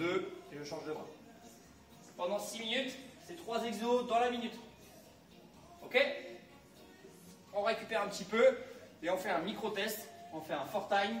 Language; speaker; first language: French; native; French